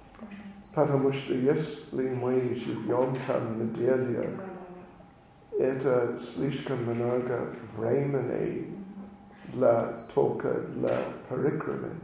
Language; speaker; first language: Russian; non-native, learner; English